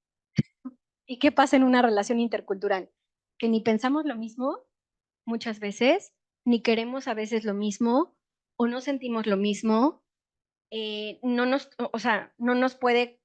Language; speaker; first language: Spanish; native; Spanish